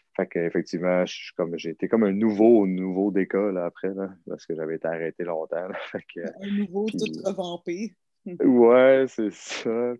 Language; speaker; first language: French; native; French